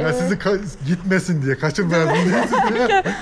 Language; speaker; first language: Turkish; non-native, local second language; Kyrgyz